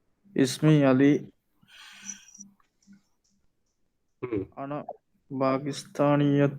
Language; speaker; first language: Arabic; non-native, learner; Divehi